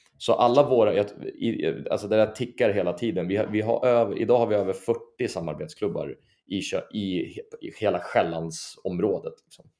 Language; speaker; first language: Swedish; native; Swedish